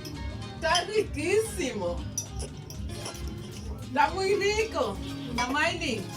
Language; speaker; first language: Spanish; non-native, local second language; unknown